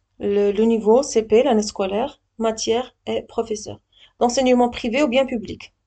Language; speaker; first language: French; non-native, local second language; Arabic